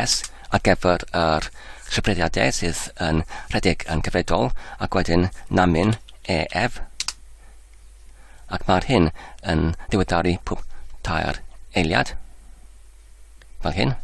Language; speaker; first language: Welsh; non-native, learner; English